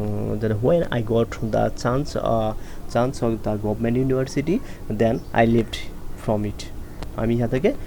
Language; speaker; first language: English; non-native, fluent; Bangla